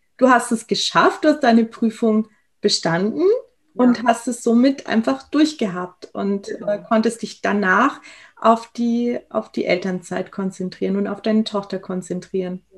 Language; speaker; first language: German; native; German